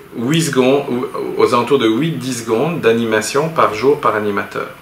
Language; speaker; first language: French; native; French